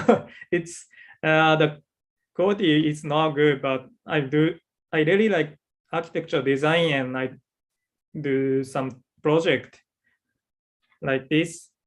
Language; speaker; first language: English; non-native, learner; Japanese